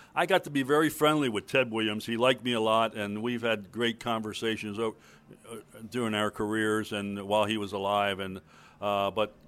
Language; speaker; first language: English; native; English